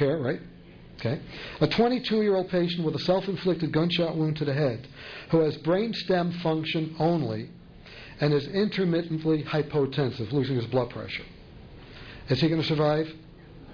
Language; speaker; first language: English; native; English